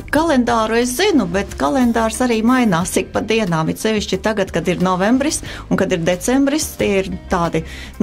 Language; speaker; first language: Latvian; native; Latvian